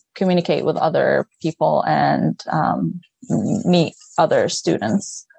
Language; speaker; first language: English; non-native, fluent; Arabic